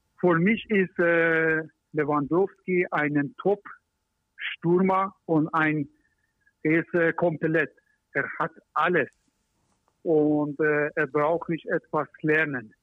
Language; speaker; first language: German; non-native, learner; Persian